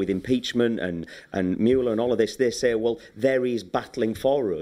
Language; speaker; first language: English; native; English